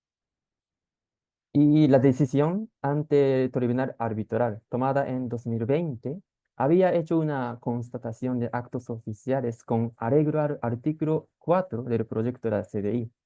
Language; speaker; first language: Spanish; non-native, fluent; Japanese